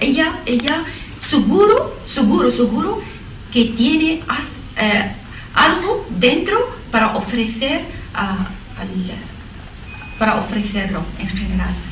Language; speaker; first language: Spanish; non-native, learner; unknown